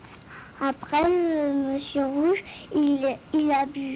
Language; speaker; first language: French; early bilingual, other home language; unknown